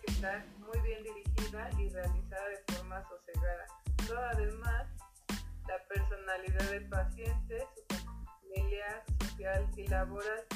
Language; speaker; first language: Spanish; native; Spanish